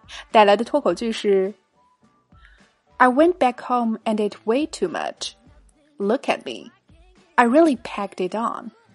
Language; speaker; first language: English; non-native, fluent; Chinese